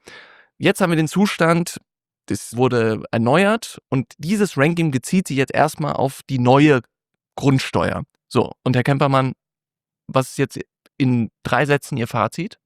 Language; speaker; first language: German; native; German